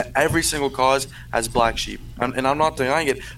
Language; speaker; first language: English; non-native, fluent; French